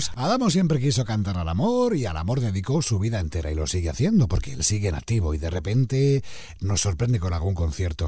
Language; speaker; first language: Spanish; native; Spanish